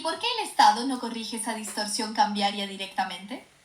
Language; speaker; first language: Spanish; native; Spanish